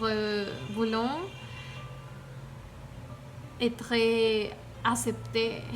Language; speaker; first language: French; non-native, learner; Spanish